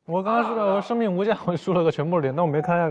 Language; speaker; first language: Chinese; native; Chinese